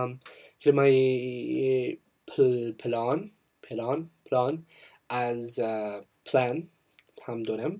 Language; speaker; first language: Persian; non-native, learner; English